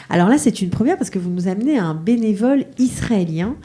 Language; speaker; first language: French; native; French